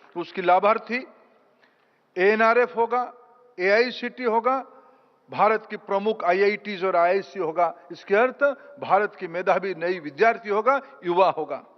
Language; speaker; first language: Hindi; non-native, local second language; Odia